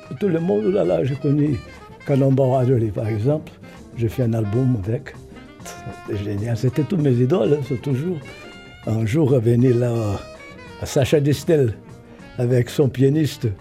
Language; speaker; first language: French; non-native, fluent; Portuguese